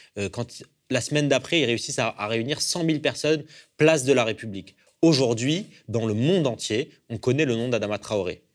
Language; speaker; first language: French; early bilingual, other home language; Arabic